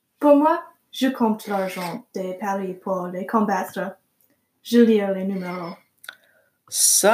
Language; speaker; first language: French; non-native, learner; English